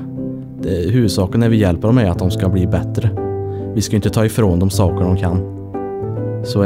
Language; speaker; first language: Swedish; native; Swedish